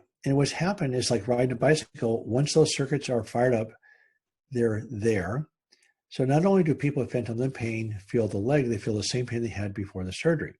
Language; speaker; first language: English; native; English